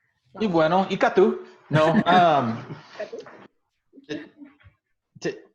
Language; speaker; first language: Spanish; non-native, fluent; English